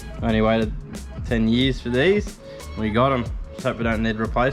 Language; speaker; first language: English; native; English